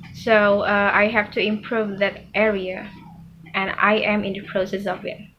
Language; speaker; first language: English; non-native, fluent; Indonesian